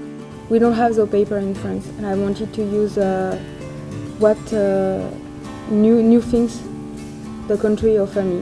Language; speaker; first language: English; non-native, learner; French